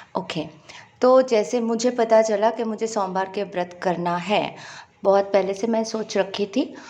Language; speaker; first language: Hindi; non-native, local second language; Bangla